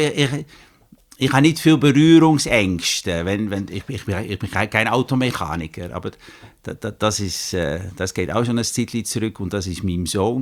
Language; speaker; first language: German; non-native, fluent; Dutch